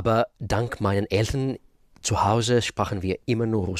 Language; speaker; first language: German; non-native, fluent; Russian